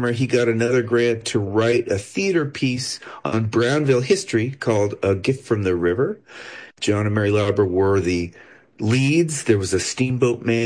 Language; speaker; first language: English; native; English